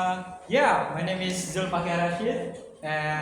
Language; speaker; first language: English; non-native, learner; Indonesian